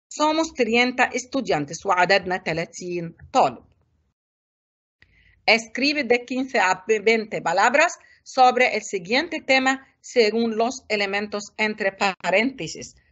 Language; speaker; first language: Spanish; non-native, fluent; Arabic